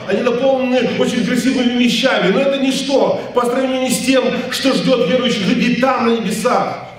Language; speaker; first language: Russian; native; Russian